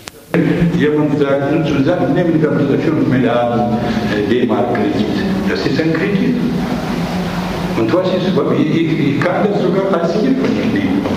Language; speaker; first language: German; non-native, fluent; Russian